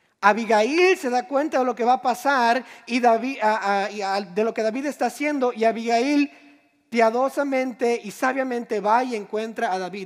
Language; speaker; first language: Spanish; native; Spanish